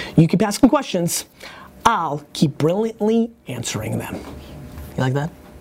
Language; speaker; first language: English; early bilingual, other home language; Russian